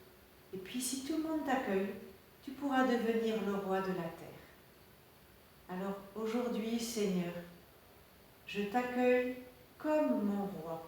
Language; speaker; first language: French; native; French